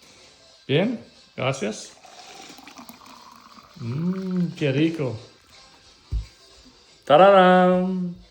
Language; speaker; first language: Spanish; non-native, learner; Albanian